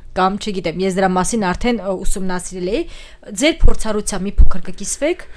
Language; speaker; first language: Armenian; native; Armenian